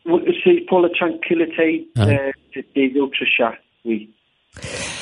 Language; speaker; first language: French; non-native, learner; English